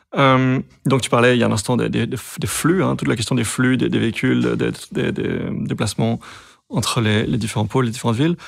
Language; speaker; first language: French; native; French